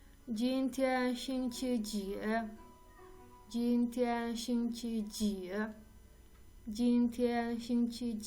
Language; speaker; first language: Chinese; non-native, fluent; Kyrgyz